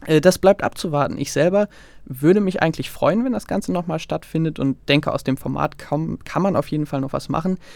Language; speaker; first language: German; native; German